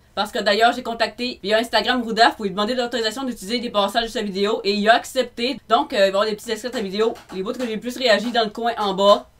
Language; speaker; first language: French; native; French